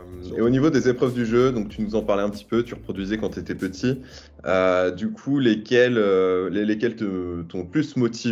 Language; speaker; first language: French; native; French